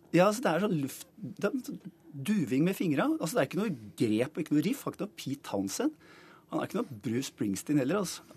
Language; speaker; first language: Norwegian; native; Norwegian